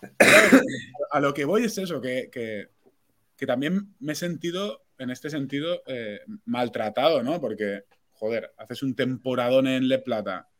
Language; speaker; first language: Spanish; non-native, local second language; Catalan